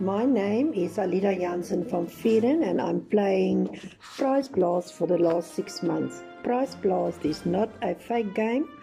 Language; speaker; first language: English; native; English